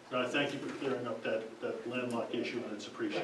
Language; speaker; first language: English; native; English